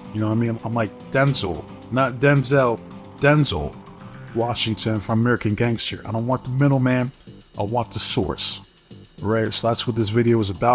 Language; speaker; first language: English; native; English